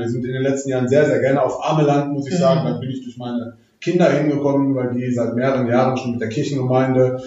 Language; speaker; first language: German; native; German